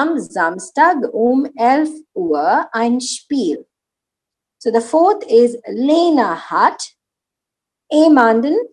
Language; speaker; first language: German; non-native, learner; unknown